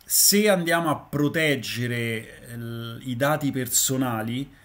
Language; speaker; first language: Italian; native; Italian